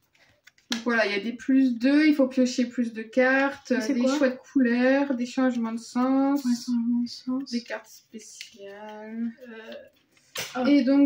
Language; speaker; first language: French; native; French